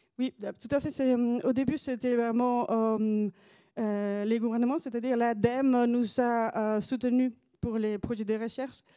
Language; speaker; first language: French; non-native, fluent; Spanish